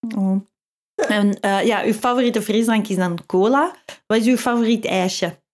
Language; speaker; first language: Dutch; native; Dutch